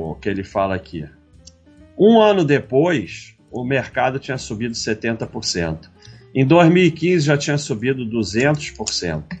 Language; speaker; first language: Portuguese; native; Portuguese